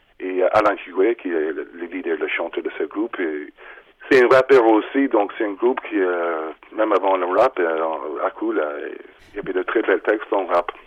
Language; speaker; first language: French; non-native, fluent; English